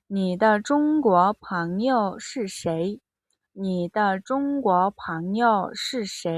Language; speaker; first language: Chinese; non-native, fluent; Mongolian